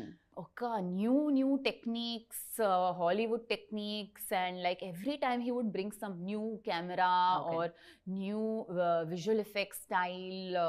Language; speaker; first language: Telugu; non-native, learner; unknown